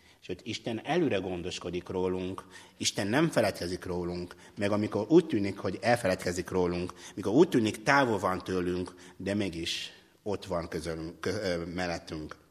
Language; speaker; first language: Hungarian; non-native, fluent; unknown